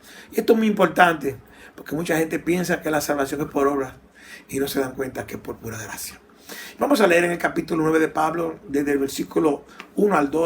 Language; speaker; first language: Spanish; native; Spanish